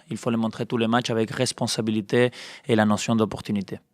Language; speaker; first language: French; non-native, fluent; Spanish